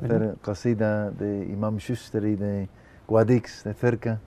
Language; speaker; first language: Spanish; non-native, fluent; English